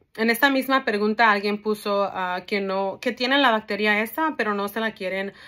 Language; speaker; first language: Spanish; early bilingual, heritage; Spanish